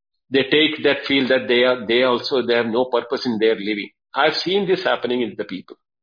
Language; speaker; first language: English; non-native, local second language; Tamil